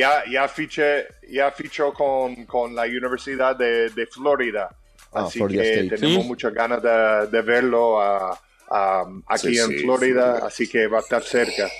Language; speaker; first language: Spanish; early bilingual, heritage; English